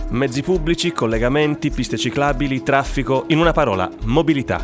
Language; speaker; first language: Italian; native; Italian